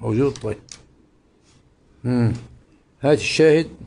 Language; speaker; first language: Arabic; native; Arabic